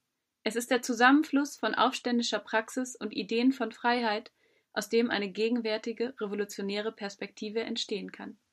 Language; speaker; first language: German; native; German